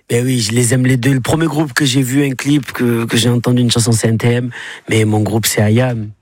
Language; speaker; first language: French; native; French